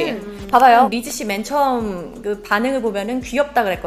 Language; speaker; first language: Korean; native; Korean